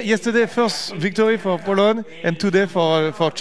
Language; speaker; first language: English; non-native, learner; French